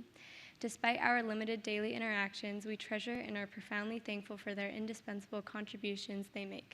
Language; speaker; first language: English; native; English